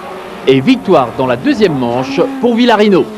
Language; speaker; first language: French; native; French